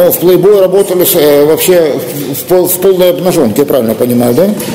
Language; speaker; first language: Russian; native; Russian